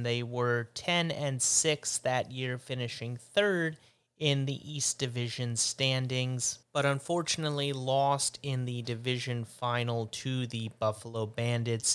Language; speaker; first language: English; native; English